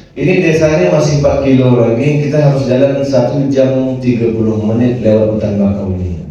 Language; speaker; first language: Indonesian; native; Indonesian